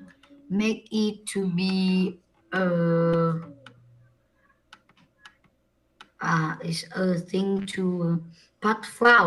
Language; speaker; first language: English; non-native, learner; Vietnamese